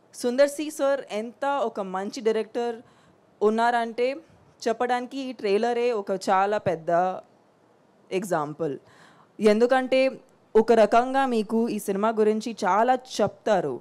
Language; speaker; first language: Telugu; non-native, fluent; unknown